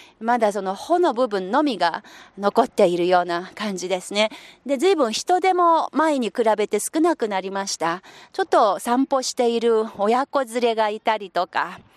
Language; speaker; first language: Japanese; non-native, fluent; Chinese